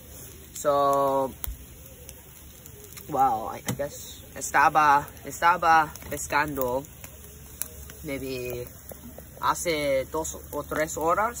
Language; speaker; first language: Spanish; non-native, learner; English